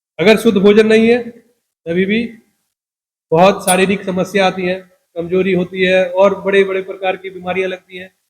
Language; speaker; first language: Hindi; non-native, local second language; Punjabi